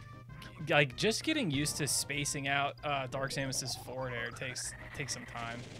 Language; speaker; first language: English; native; English